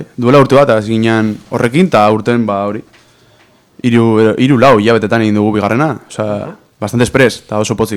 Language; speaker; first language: Basque; non-native, local second language; Spanish